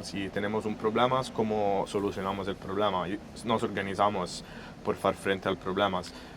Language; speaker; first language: Spanish; non-native, fluent; Italian